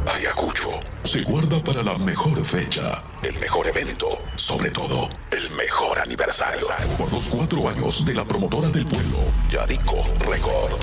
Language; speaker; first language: Spanish; native; Spanish